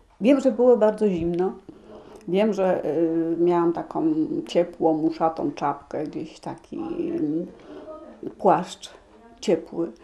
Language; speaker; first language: Polish; early bilingual, heritage; Polish